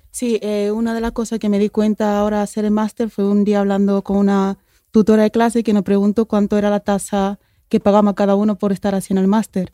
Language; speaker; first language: Spanish; early bilingual, other home language; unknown